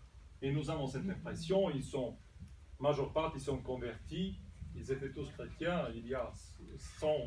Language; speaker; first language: French; non-native, fluent; Serbian